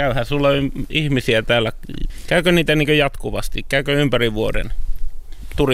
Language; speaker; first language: Finnish; native; Finnish